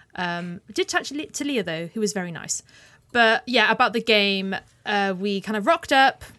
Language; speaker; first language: English; native; English